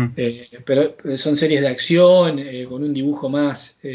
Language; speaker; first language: Spanish; native; Spanish